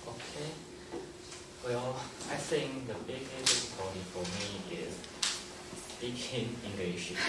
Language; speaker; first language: English; non-native, learner; Chinese